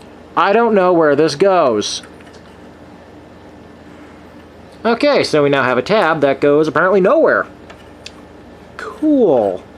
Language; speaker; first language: English; native; English